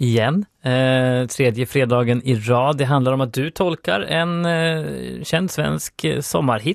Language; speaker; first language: Swedish; native; Swedish